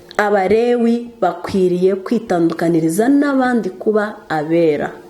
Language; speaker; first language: Kinyarwanda; native; Kinyarwanda